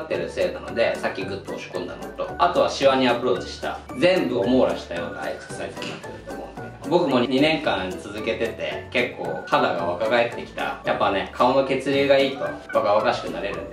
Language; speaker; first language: Japanese; native; Japanese